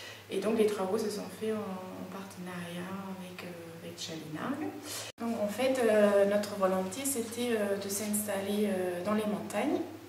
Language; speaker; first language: French; non-native, fluent; German